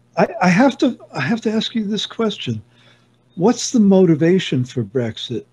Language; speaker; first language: English; native; English